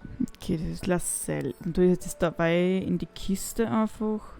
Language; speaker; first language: German; native; German